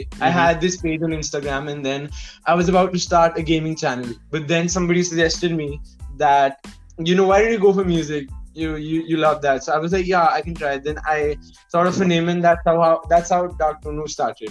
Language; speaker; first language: English; non-native, local second language; Hindi